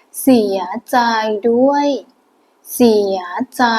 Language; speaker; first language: Thai; non-native, fluent; Burmese